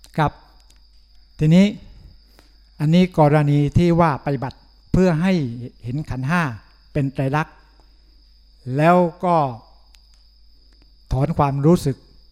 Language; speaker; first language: Thai; native; Thai